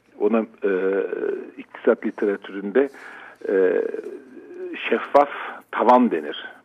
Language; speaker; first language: Turkish; native; Turkish